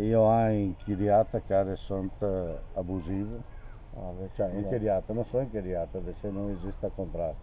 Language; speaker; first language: Romanian; non-native, learner; Italian